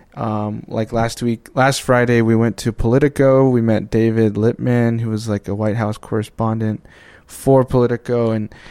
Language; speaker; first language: English; native; English